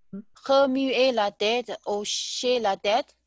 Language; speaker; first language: French; non-native, learner; Chinese